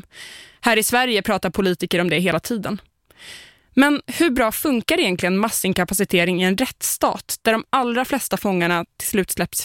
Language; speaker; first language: Swedish; native; Swedish